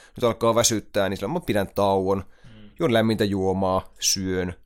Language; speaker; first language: Finnish; native; Finnish